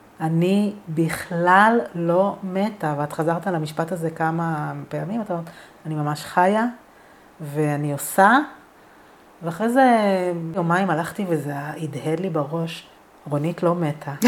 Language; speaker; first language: Hebrew; native; Hebrew